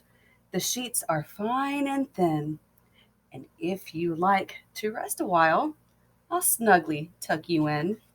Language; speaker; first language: English; native; English